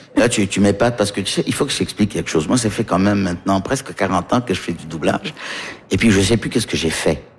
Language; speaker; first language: French; early bilingual, heritage; French